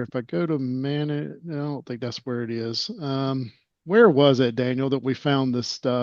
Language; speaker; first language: English; native; English